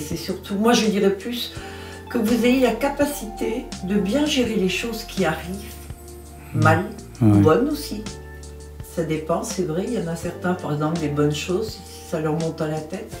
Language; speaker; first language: French; native; French